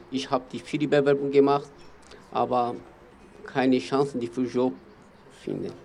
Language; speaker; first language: German; non-native, learner; Kurdish